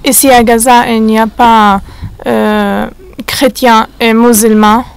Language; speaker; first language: French; non-native, fluent; Arabic